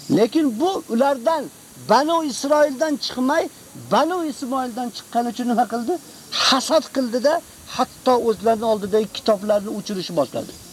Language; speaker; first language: Uzbek; native; Uzbek